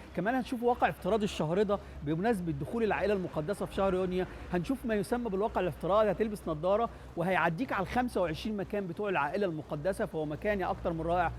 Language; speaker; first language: Egyptian Arabic; native; Egyptian Arabic